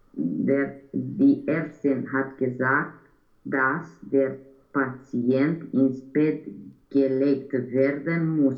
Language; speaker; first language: German; non-native, learner; Romanian